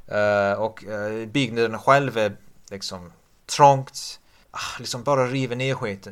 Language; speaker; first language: Swedish; non-native, fluent; English